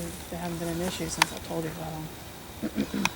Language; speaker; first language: English; native; English